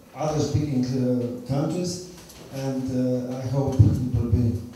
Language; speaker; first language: English; non-native, fluent; Slovenian